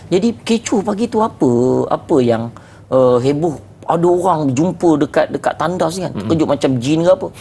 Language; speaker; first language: Malay; native; Malay